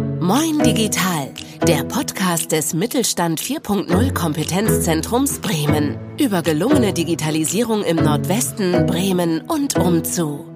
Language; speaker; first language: German; native; German